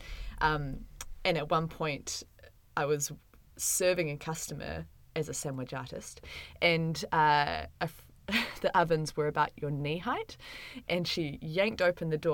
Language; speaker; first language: English; native; English